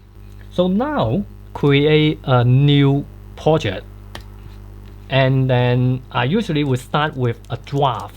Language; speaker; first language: English; non-native, fluent; Cantonese